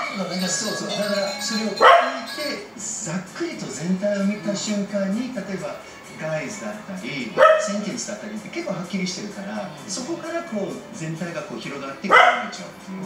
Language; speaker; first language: Japanese; non-native, fluent; English